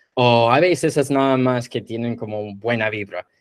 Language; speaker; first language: Spanish; non-native, fluent; English